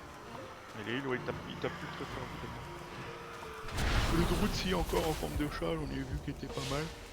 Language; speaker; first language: French; native; French